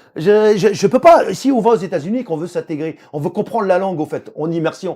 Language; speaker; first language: French; non-native, local second language; Arabic